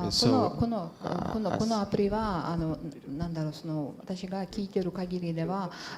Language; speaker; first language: Japanese; non-native, fluent; Portuguese